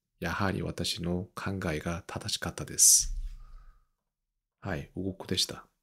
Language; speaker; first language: Japanese; non-native, learner; Korean